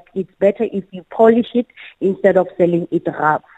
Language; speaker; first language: English; non-native, local second language; Southern Sotho